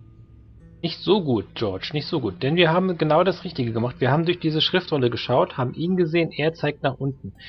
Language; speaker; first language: German; native; German